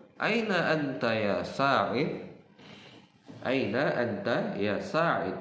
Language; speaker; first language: Arabic; non-native, fluent; Indonesian